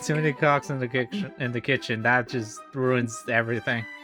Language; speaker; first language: English; native; English